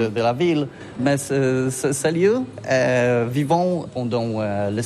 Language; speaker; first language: French; non-native, learner; Polish